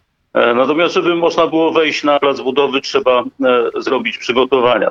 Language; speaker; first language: Polish; native; Polish